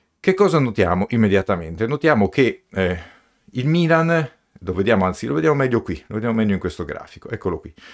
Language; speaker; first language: Italian; native; Italian